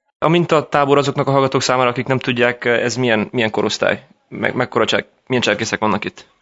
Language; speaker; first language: Hungarian; early bilingual, heritage; Hungarian